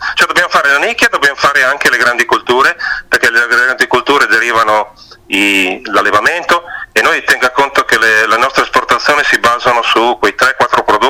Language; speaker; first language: Italian; native; Italian